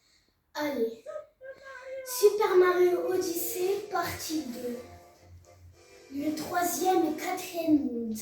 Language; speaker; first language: French; native; French